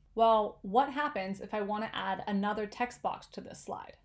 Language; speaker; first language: English; native; English